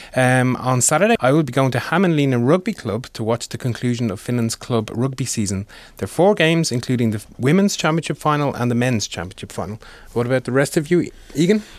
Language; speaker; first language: English; native; English